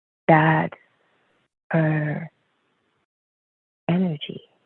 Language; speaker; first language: English; native; English